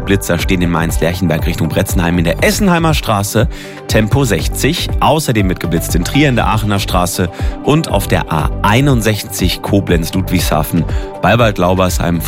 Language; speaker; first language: German; native; German